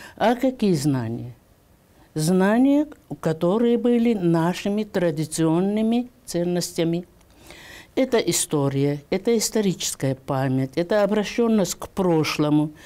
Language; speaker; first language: Russian; non-native, local second language; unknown